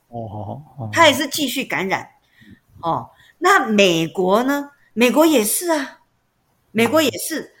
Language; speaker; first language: Chinese; native; Chinese